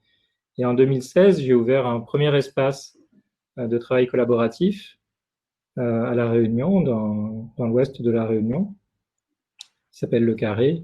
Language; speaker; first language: French; native; French